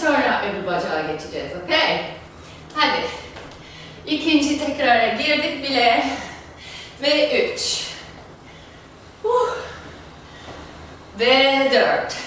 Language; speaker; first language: Turkish; non-native, fluent; German